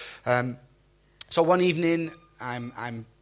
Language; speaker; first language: English; native; English